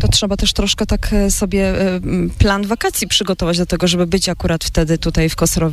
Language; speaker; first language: Polish; native; Polish